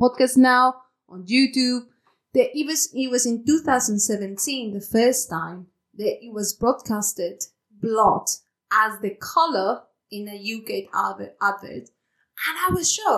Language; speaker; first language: English; non-native, fluent; Spanish